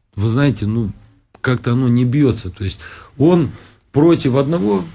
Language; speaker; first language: Russian; non-native, local second language; Romanian